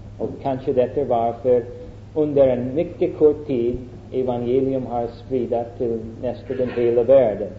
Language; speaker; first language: Swedish; non-native, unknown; English